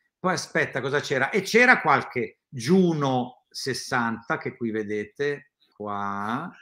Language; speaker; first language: Italian; native; Italian